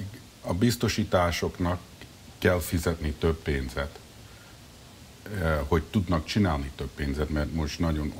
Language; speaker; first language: Hungarian; early bilingual, heritage; Hungarian